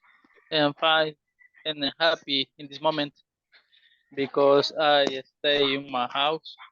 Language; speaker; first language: English; non-native, learner; Spanish